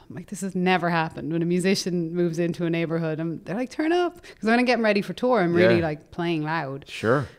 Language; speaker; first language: English; native; English